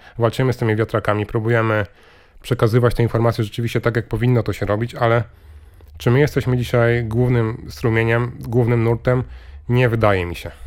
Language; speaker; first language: Polish; native; Polish